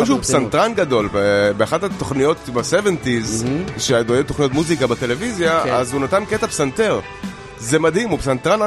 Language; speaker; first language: Hebrew; native; Hebrew